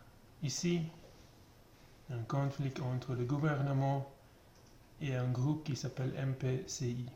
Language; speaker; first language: French; non-native, learner; German